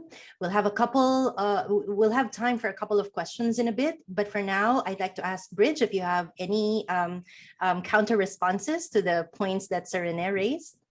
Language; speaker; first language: English; non-native, local second language; Filipino